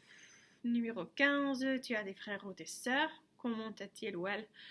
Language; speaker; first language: French; non-native, fluent; English